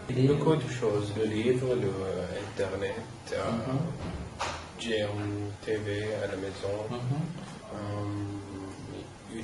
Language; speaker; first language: French; non-native, learner; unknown